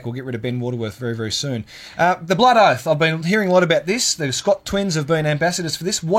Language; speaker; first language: English; native; English